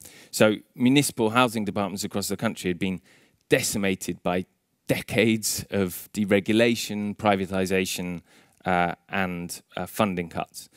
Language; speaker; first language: English; native; English